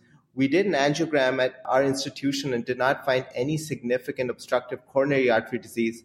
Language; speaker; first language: English; non-native, local second language; Hindi